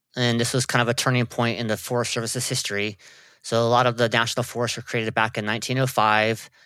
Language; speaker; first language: English; native; English